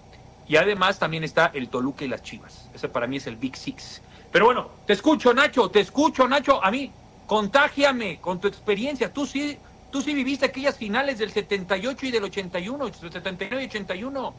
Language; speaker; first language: Spanish; native; Spanish